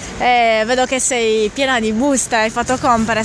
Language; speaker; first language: Italian; native; Italian